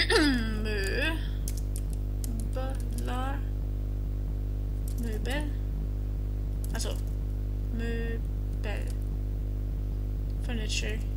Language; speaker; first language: Swedish; non-native, learner; German